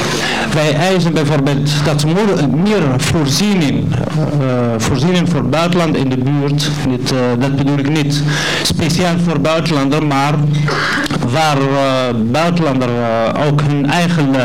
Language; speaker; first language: Dutch; non-native, learner; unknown